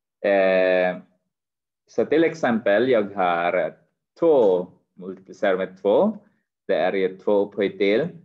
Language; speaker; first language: Swedish; non-native, fluent; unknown